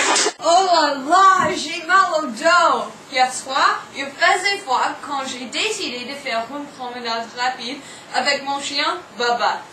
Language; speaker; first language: French; non-native, learner; English